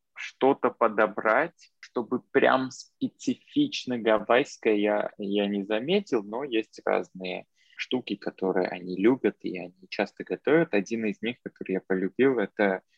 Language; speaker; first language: Russian; non-native, local second language; Armenian